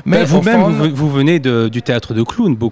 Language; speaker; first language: French; native; French